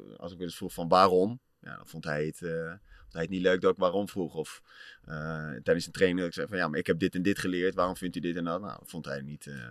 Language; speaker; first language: Dutch; native; Dutch